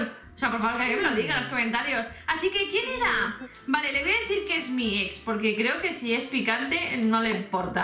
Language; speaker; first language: Spanish; native; Spanish